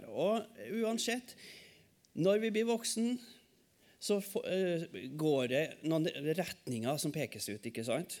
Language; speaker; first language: Norwegian; native; Norwegian